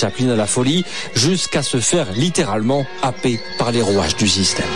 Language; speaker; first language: French; native; French